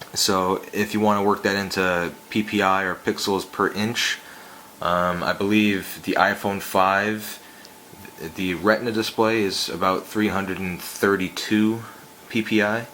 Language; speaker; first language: English; native; English